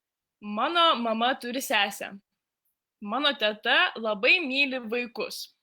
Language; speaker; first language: Lithuanian; non-native, learner; Spanish